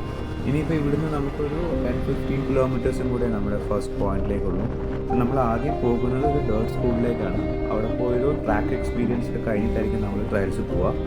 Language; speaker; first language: Malayalam; native; Malayalam